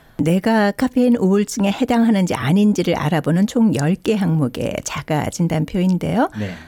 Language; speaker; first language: Korean; native; Korean